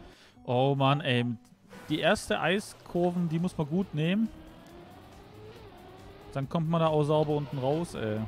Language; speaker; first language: German; native; German